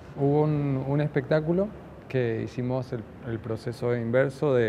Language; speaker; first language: Spanish; native; Spanish